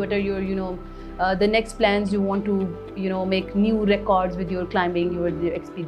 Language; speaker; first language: English; non-native, fluent; Urdu